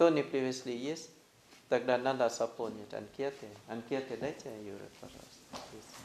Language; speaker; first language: Russian; non-native, learner; Thai